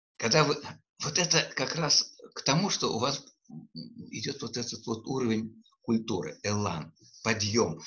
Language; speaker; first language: Russian; native; Russian